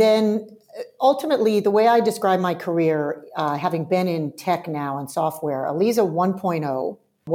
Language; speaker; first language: English; native; English